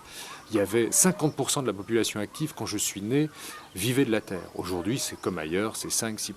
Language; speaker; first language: French; native; French